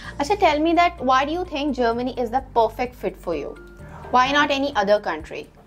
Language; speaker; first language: Urdu; native; Urdu